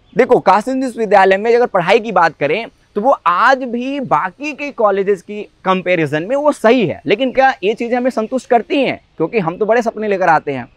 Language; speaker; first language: Hindi; native; Hindi